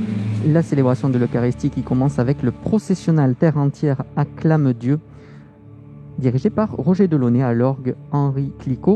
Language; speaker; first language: French; native; French